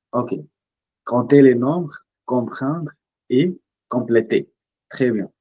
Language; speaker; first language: French; non-native, fluent; Hindi